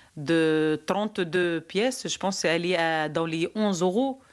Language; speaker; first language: French; non-native, local second language; Arabic